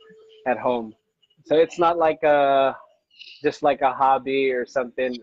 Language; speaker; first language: English; non-native, local second language; Hiligaynon